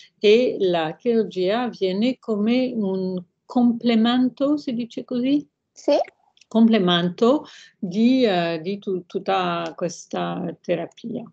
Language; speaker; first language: Italian; non-native, fluent; French